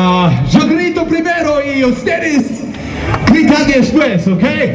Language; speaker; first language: Spanish; non-native, learner; German